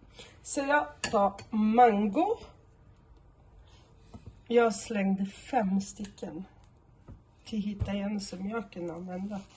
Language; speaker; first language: Swedish; non-native, fluent; Portuguese